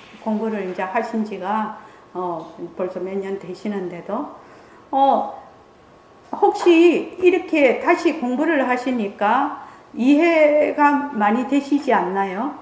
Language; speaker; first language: Korean; native; Korean